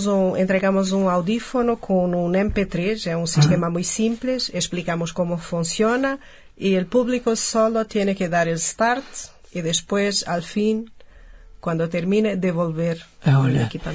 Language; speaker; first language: Spanish; non-native, fluent; Portuguese